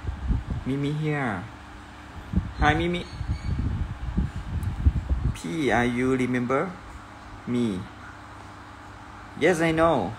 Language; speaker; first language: English; non-native, learner; Thai